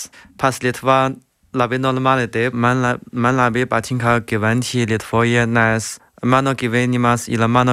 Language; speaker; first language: Lithuanian; non-native, learner; Chinese